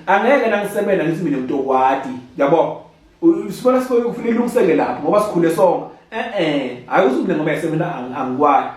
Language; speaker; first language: Zulu; non-native, local second language; Swati